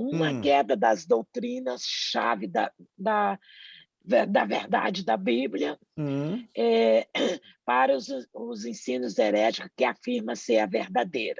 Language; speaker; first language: Portuguese; native; Portuguese